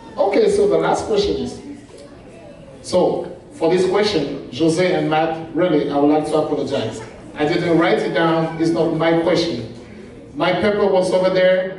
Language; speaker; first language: English; non-native, local second language; French